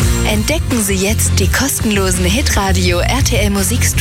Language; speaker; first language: German; native; German